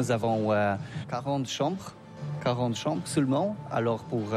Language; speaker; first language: French; non-native, learner; Polish